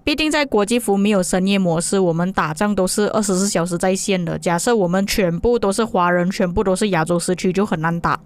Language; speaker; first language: Chinese; native; Chinese